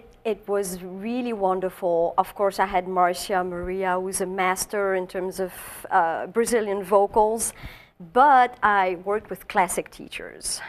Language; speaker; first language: English; non-native, fluent; French